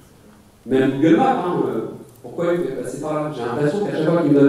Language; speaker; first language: French; native; French